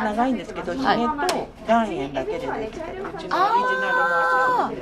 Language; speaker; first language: Japanese; native; Japanese